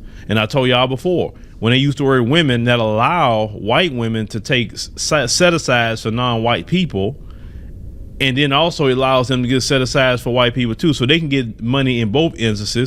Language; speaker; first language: English; native; English